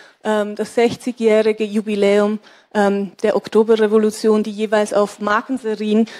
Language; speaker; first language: German; native; German